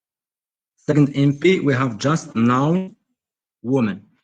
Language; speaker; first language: English; non-native, learner; Arabic